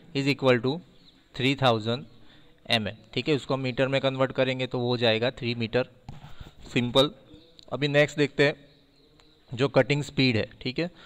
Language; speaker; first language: Hindi; non-native, local second language; Gujarati